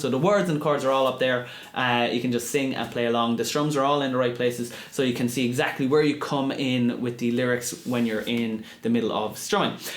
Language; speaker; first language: English; native; English